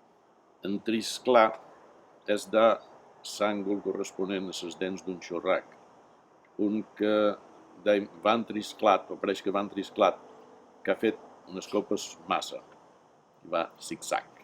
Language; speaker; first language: Catalan; native; Catalan